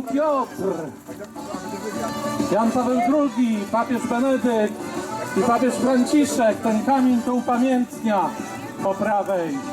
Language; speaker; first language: Polish; native; Polish